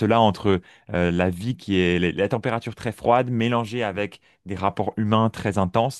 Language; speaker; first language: French; native; French